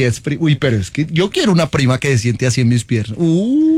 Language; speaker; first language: Spanish; native; Spanish